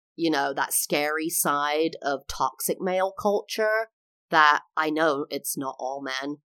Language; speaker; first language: English; native; English